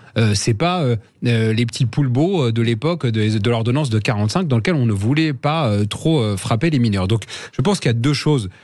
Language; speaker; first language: French; native; French